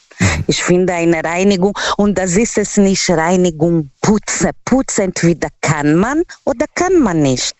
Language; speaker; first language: German; non-native, fluent; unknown